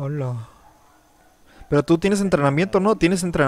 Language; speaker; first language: Spanish; native; Spanish